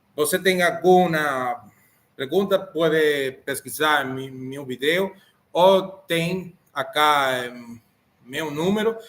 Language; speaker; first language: Portuguese; non-native, learner; Spanish